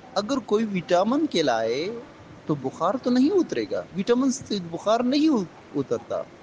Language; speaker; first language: Urdu; native; Urdu